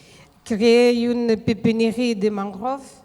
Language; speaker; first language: French; non-native, fluent; Portuguese